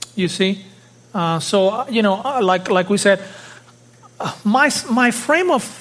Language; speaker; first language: English; early bilingual, other home language; Spanish